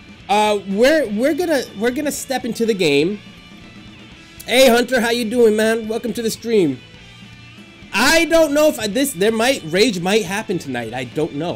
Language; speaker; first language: English; native; English